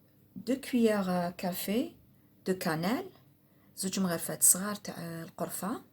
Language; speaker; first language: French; non-native, local second language; Arabic